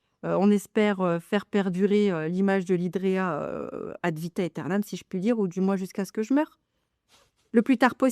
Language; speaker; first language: French; native; French